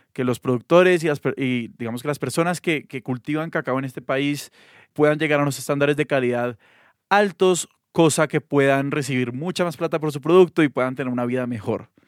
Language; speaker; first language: Spanish; native; Spanish